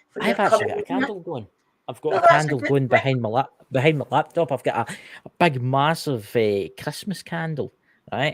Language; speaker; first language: English; native; English